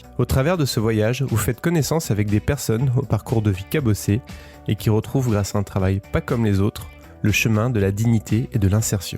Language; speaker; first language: French; native; French